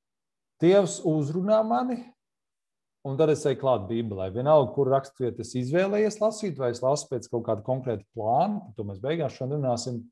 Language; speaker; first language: Latvian; native; Latvian